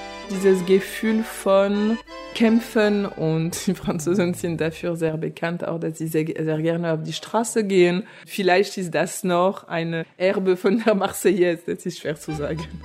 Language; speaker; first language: German; non-native, fluent; French